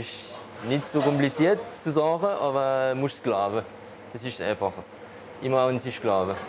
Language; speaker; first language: German; non-native, local second language; French